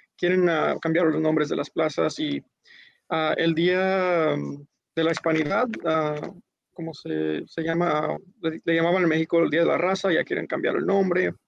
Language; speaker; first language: Spanish; early bilingual, heritage; Spanish